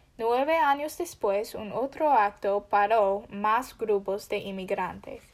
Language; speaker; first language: Spanish; non-native, learner; English